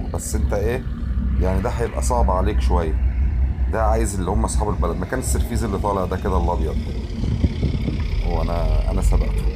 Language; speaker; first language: Arabic; native; Arabic